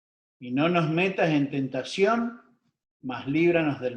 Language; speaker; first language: Spanish; native; Spanish